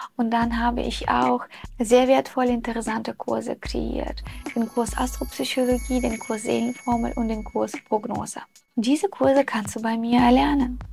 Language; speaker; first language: German; early bilingual, other home language; Russian